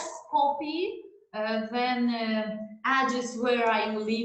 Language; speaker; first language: English; non-native, learner; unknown